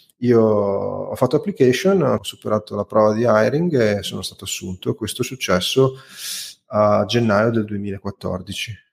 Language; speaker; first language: Italian; native; Italian